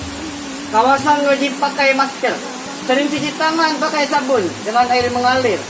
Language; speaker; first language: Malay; non-native, local second language; Sundanese